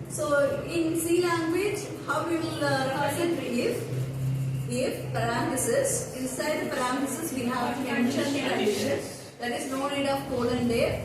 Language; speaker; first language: English; non-native, local second language; Tamil